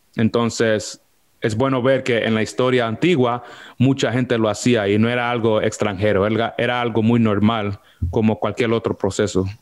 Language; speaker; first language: Spanish; early bilingual, heritage; Spanish